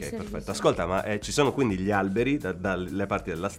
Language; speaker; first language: Italian; native; Italian